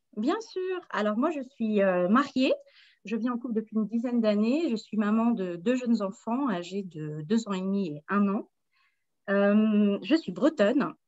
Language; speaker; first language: French; native; French